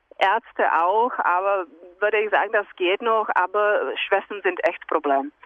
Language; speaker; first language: German; non-native, fluent; Czech